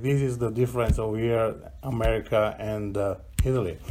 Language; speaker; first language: English; non-native, learner; Italian